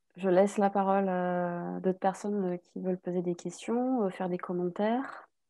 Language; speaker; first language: French; native; French